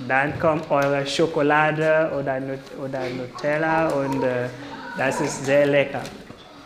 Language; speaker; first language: German; non-native, learner; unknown